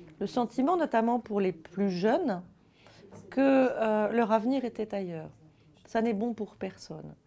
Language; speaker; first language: French; native; French